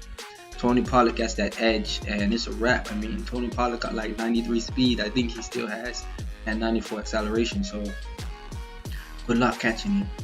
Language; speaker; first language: English; native; English